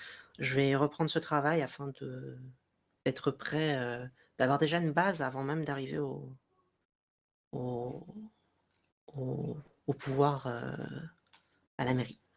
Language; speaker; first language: French; native; French